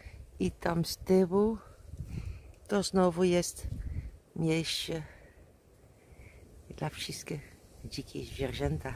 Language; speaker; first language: Polish; non-native, learner; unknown